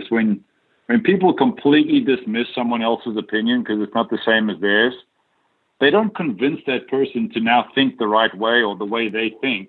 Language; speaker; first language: English; native; English